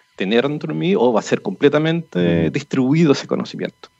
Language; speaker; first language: Spanish; native; Spanish